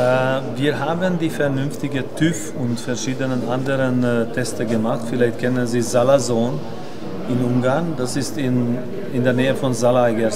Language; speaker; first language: German; non-native, learner; Hungarian